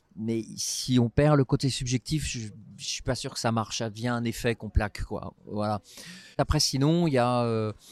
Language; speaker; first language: French; native; French